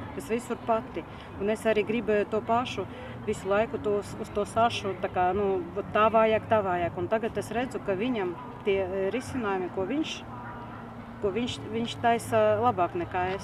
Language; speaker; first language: Latvian; non-native, local second language; Russian